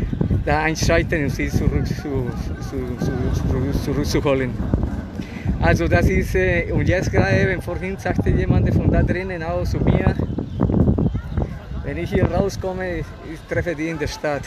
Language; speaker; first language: German; non-native, fluent; Spanish